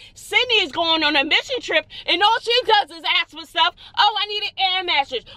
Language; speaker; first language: English; native; English